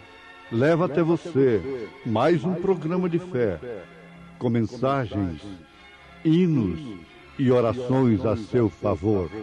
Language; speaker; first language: Portuguese; native; Portuguese